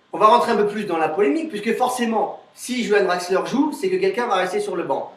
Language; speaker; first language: French; native; French